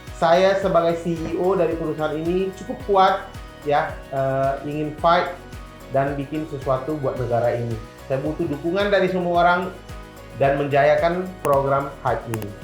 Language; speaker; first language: Indonesian; non-native, fluent; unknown